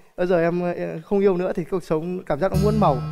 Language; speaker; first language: Vietnamese; native; Vietnamese